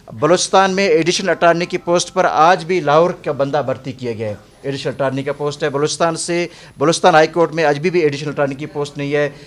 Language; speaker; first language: Urdu; non-native, local second language; Baluchi